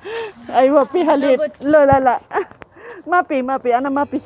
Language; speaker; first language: Arabic; non-native, learner; Filipino